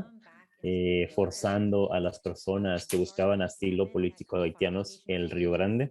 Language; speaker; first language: Spanish; non-native, fluent; English